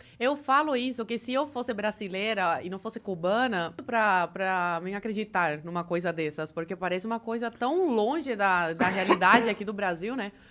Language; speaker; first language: Portuguese; early bilingual, other home language; Spanish